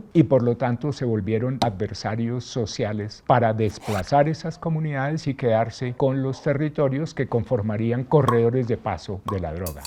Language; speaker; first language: Spanish; native; Spanish